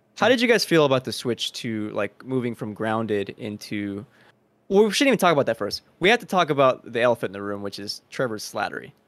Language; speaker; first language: English; early bilingual, other home language; Spanish